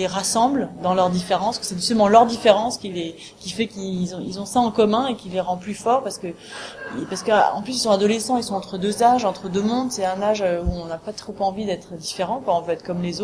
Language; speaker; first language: French; native; French